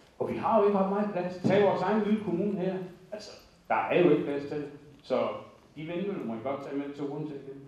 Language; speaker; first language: Danish; native; Danish